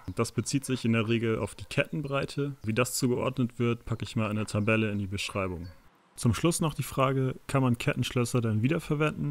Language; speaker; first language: German; native; German